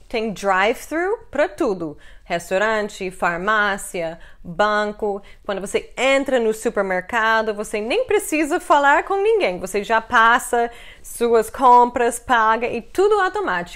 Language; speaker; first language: Portuguese; non-native, fluent; English